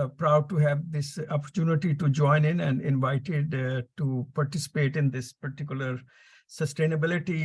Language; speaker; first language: English; non-native, local second language; Punjabi